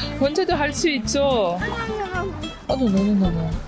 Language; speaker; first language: Korean; non-native, learner; English